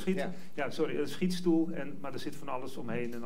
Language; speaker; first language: Dutch; native; Dutch